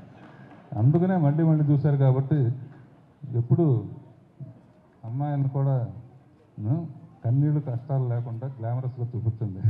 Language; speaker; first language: Telugu; native; Telugu